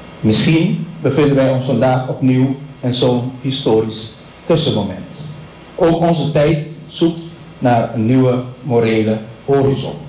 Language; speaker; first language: Dutch; non-native, local second language; Papiamento